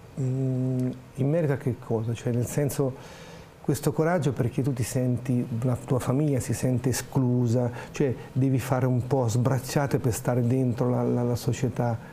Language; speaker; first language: Italian; native; Italian